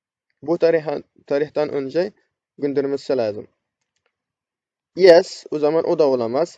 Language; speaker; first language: Turkish; non-native, fluent; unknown